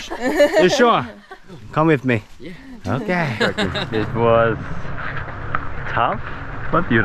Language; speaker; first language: English; non-native, learner; Korean